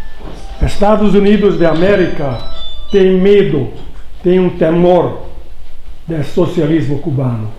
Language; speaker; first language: Portuguese; non-native, learner; Hungarian